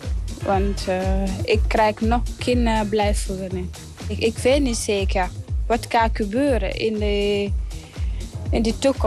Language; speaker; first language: Dutch; non-native, learner; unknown